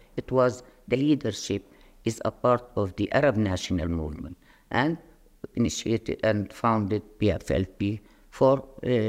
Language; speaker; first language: English; non-native, fluent; Arabic